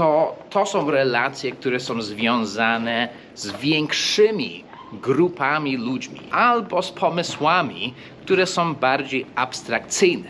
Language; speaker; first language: Polish; non-native, fluent; English